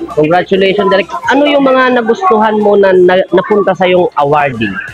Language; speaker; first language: Filipino; native; Filipino